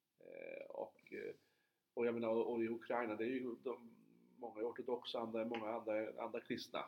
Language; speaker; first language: Swedish; native; Swedish